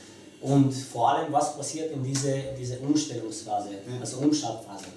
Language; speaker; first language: German; non-native, fluent; Romanian